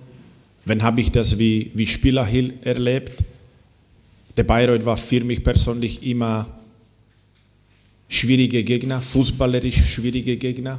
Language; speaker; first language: German; non-native, fluent; Slovak